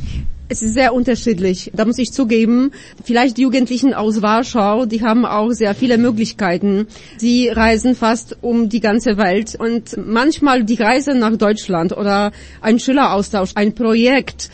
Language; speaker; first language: German; non-native, fluent; Polish